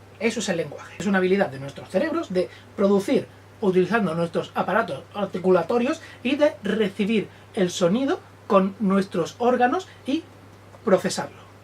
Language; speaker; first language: Spanish; native; Spanish